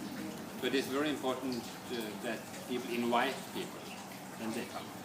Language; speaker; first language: English; non-native, fluent; Norwegian